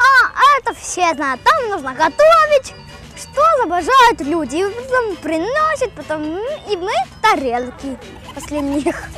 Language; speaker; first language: Russian; non-native, local second language; Ukrainian